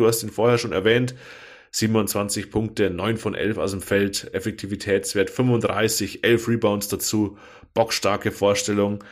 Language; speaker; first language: German; native; German